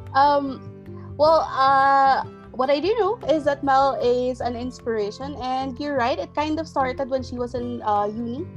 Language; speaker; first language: English; non-native, local second language; Filipino